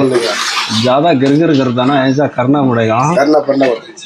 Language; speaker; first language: Hindi; non-native, local second language; Tamil